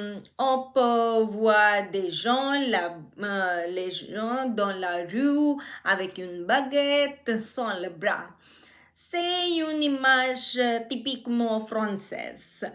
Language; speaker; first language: French; non-native, learner; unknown